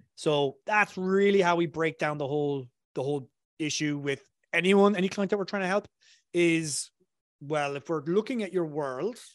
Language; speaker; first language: English; native; English